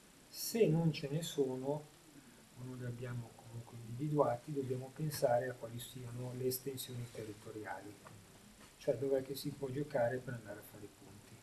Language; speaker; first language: Italian; native; Italian